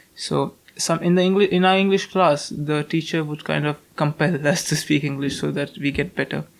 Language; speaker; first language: English; non-native, local second language; Hindi